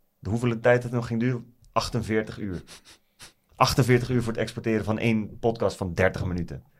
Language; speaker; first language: Dutch; native; Dutch